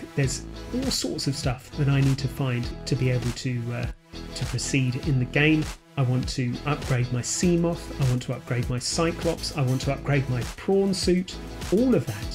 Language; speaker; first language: English; native; English